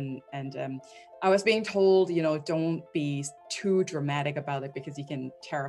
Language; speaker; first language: English; non-native, local second language; Cantonese